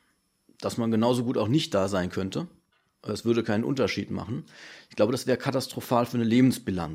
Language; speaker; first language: German; native; German